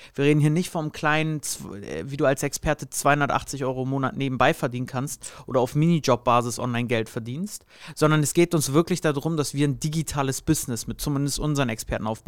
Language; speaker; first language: German; native; German